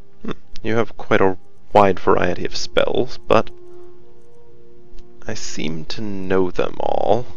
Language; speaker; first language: English; native; English